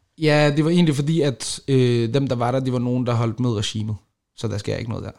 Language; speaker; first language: Danish; early bilingual, other home language; Kurdish